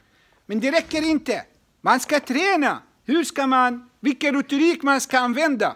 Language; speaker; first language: Swedish; non-native, fluent; Arabic